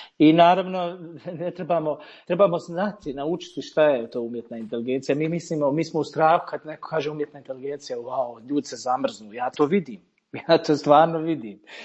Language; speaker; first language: Croatian; native; Croatian